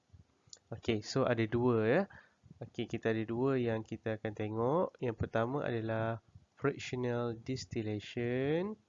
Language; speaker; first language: Malay; native; Malay